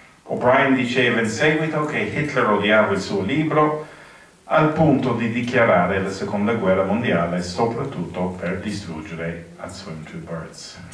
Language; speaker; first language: Italian; non-native, fluent; English